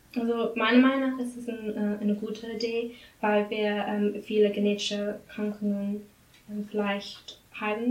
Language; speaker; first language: German; non-native, learner; English